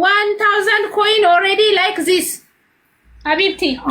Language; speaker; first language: English; non-native, learner; Amharic